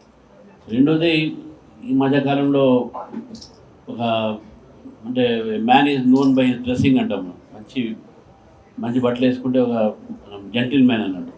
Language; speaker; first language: Telugu; native; Telugu